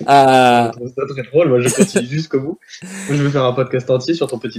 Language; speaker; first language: French; native; French